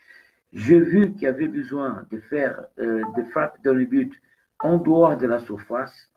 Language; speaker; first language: French; non-native, fluent; Portuguese